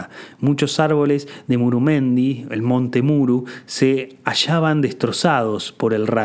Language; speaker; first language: Spanish; native; Spanish